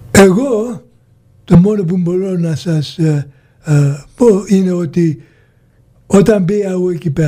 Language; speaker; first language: Greek; early bilingual, heritage; Greek